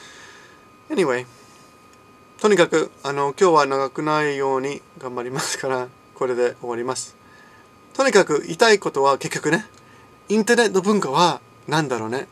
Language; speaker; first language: Japanese; non-native, fluent; English